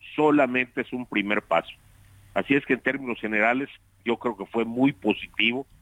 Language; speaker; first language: Spanish; native; Spanish